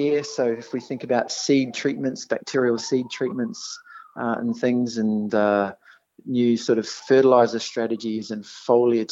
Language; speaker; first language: English; native; English